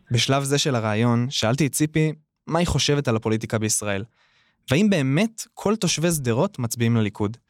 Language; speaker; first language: Hebrew; native; Hebrew